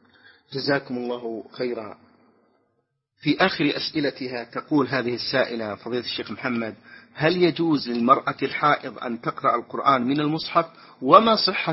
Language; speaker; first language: Arabic; native; Arabic